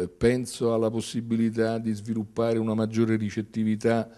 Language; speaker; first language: Italian; native; Italian